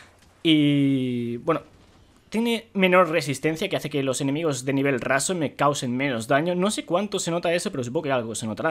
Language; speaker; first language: Spanish; native; Spanish